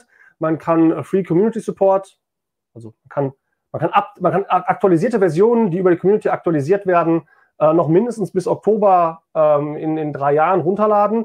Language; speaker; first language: German; native; German